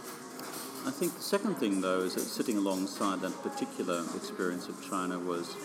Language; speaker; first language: English; native; English